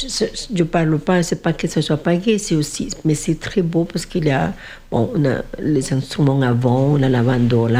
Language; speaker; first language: French; non-native, fluent; Spanish